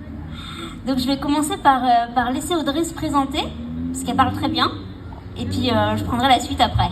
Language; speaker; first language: French; native; French